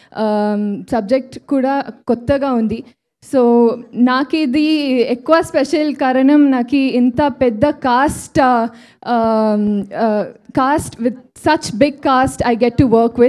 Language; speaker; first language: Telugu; non-native, learner; Kannada